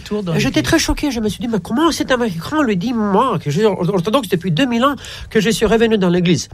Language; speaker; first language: French; non-native, fluent; Romanian